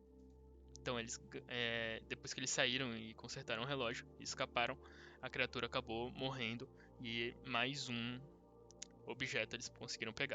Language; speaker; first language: Portuguese; native; Portuguese